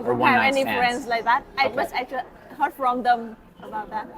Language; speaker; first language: English; non-native, learner; Vietnamese